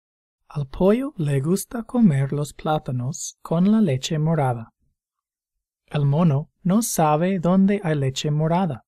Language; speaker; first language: Spanish; non-native, fluent; English